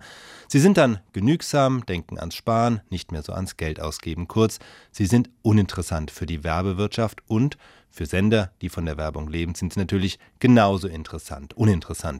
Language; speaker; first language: German; native; German